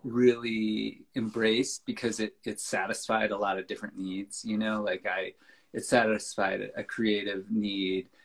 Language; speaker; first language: English; native; English